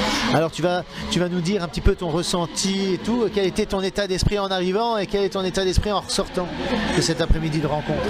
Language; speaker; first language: French; native; French